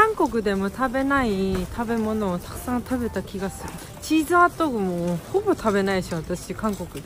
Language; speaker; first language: Japanese; non-native, learner; Korean